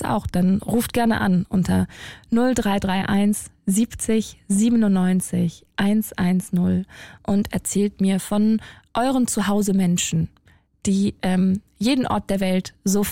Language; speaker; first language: German; native; German